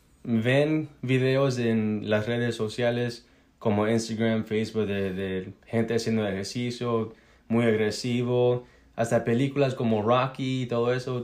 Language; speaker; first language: Spanish; early bilingual, heritage; Spanish